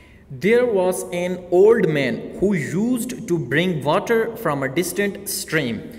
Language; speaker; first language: English; non-native, local second language; Urdu